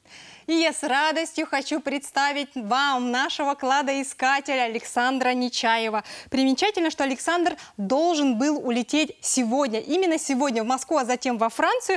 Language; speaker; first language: Russian; native; Russian